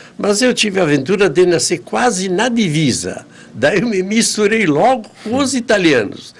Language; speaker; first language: Portuguese; early bilingual, other home language; Polish